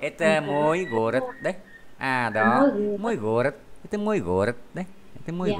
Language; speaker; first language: Russian; non-native, fluent; Vietnamese